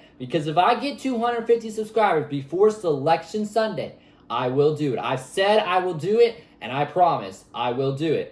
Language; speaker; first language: English; native; English